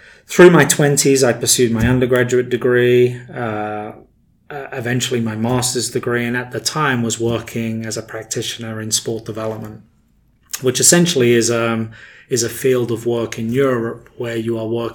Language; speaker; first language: English; native; English